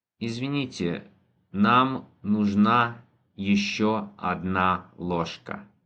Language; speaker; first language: Russian; non-native, fluent; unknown